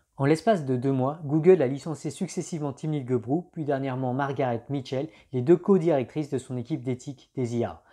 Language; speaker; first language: French; native; French